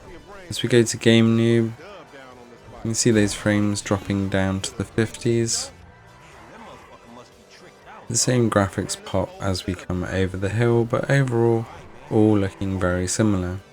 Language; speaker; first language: English; native; English